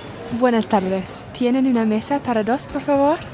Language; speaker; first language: Spanish; non-native, fluent; English